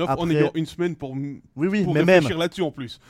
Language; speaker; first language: French; native; French